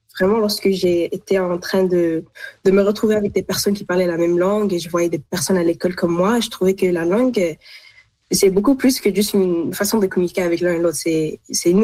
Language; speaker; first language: French; non-native, local second language; Arabic